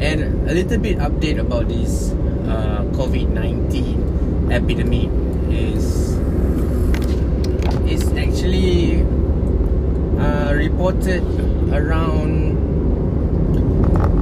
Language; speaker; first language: English; non-native, local second language; Malay